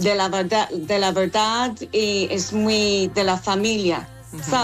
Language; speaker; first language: Spanish; non-native, learner; English